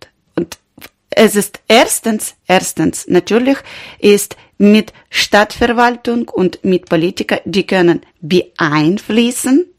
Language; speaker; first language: German; non-native, learner; Ukrainian